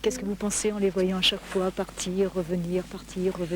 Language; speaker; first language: French; native; French